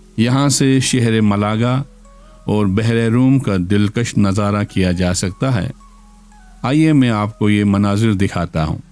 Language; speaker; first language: Urdu; non-native, local second language; Brahui